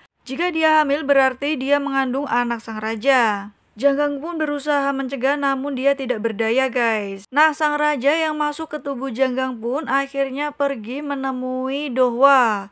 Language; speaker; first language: Indonesian; native; Indonesian